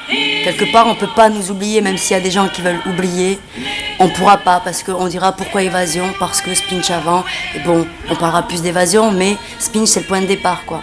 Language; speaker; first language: French; native; French